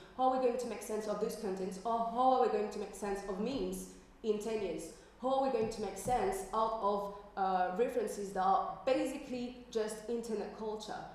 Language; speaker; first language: English; non-native, fluent; French